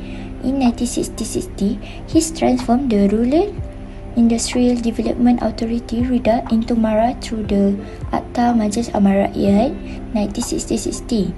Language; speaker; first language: English; non-native, local second language; Malay